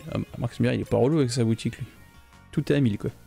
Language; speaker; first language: French; native; French